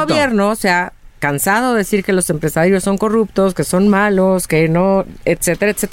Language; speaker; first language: Spanish; native; Spanish